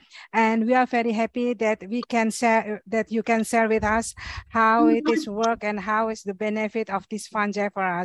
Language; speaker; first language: English; non-native, learner; Indonesian